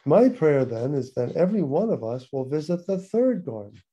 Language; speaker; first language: English; native; English